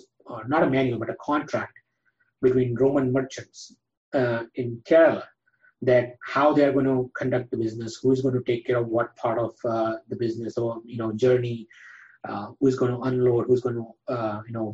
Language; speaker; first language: English; non-native, local second language; Gujarati